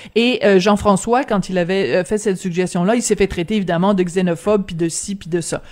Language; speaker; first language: French; native; French